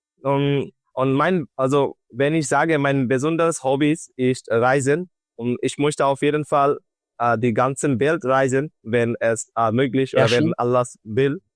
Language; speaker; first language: German; non-native, learner; Bangla